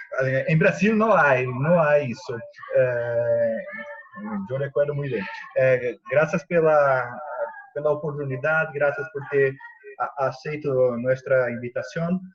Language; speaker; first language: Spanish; non-native, fluent; Portuguese